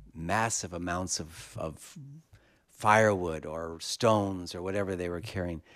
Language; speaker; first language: English; native; English